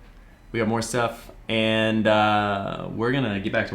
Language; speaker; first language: English; native; English